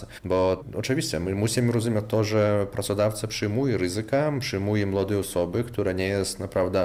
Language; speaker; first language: Polish; non-native, local second language; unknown